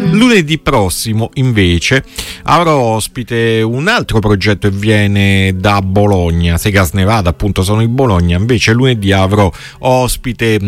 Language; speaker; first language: Italian; native; Italian